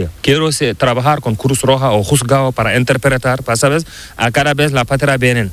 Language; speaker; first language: Spanish; non-native, learner; Fula